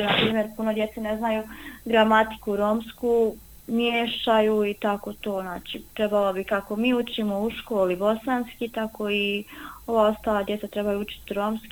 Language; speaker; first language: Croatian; non-native, local second language; Romany